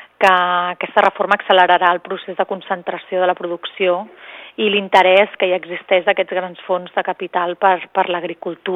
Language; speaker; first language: Catalan; native; Catalan